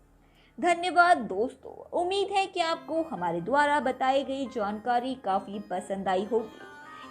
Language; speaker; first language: Hindi; native; Hindi